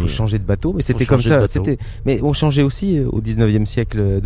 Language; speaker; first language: French; native; French